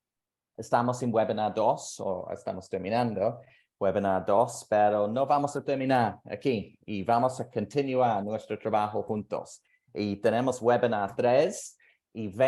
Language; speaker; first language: Spanish; non-native, fluent; English